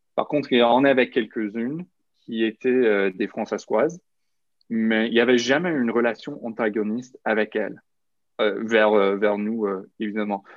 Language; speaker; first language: French; non-native, local second language; English